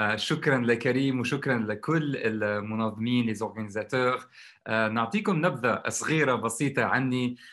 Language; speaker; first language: Arabic; native; Arabic